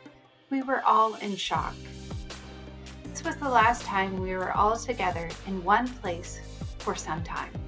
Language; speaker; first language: English; native; English